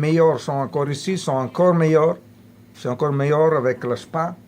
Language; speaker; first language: French; non-native, fluent; Italian